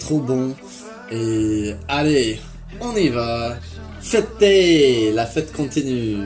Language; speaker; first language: French; non-native, fluent; English